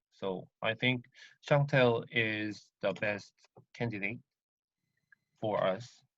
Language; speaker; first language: English; non-native, learner; Korean